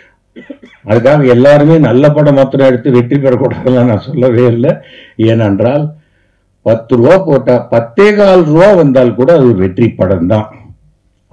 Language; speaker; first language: Tamil; native; Tamil